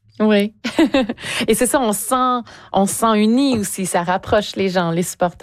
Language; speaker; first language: French; native; French